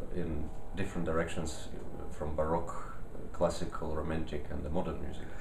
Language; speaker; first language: English; early bilingual, other home language; Ukrainian